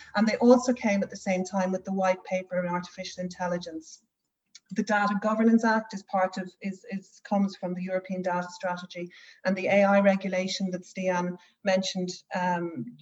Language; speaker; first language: English; native; English